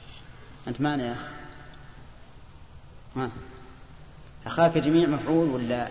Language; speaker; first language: Arabic; native; Arabic